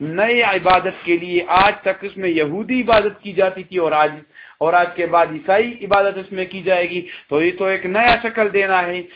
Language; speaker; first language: Urdu; non-native, local second language; Pashto